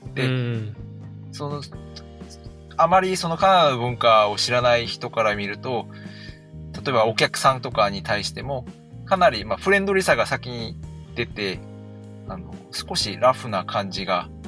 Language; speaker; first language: Japanese; non-native, fluent; Korean